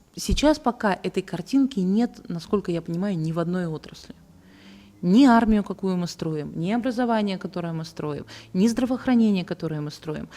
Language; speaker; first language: Russian; native; Russian